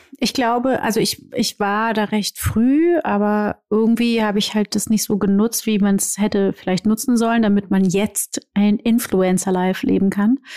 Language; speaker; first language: German; early bilingual, other home language; Portuguese